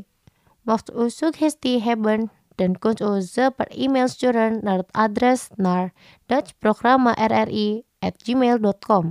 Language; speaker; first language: Dutch; non-native, fluent; Indonesian